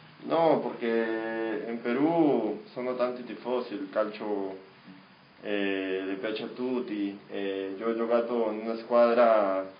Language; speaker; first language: Italian; non-native, learner; Spanish